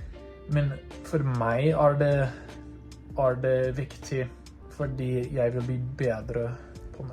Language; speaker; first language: Norwegian; non-native, learner; English